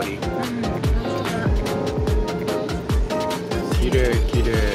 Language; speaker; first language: Japanese; native; Japanese